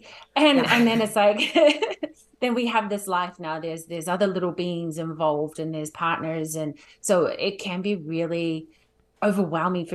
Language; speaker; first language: English; native; English